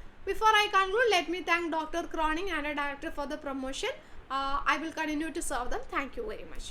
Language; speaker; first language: English; non-native, local second language; Malayalam